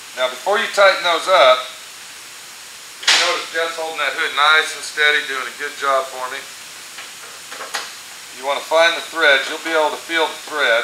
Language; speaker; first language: English; native; English